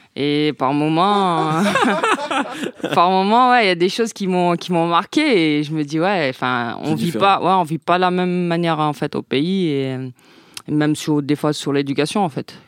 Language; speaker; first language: French; non-native, local second language; Guadeloupean Creole French